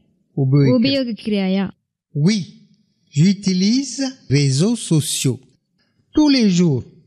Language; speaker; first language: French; non-native, fluent; Tamil